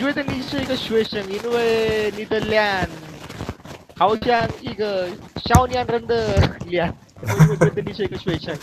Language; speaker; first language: Chinese; non-native, learner; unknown